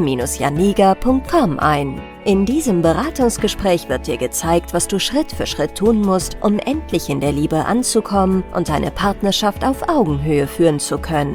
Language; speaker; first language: German; native; German